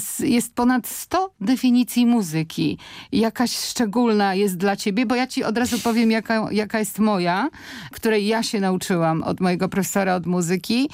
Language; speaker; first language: Polish; native; Polish